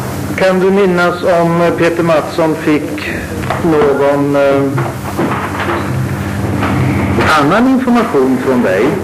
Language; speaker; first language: Swedish; native; Swedish